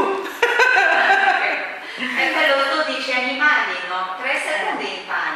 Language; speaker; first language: Italian; non-native, fluent; Chinese